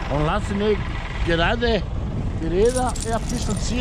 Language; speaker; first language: German; non-native, learner; Turkish